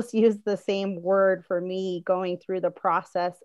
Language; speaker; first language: English; early bilingual, other home language; Spanish